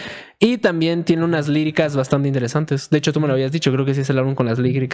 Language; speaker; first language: Spanish; native; Spanish